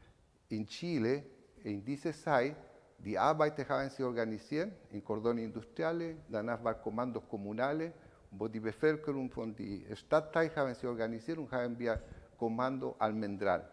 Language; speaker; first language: German; non-native, learner; Spanish